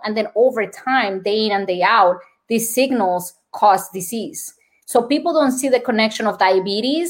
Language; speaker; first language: English; non-native, fluent; Spanish